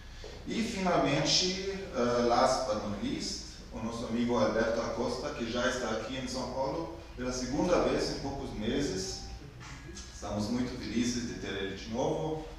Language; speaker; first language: Portuguese; non-native, fluent; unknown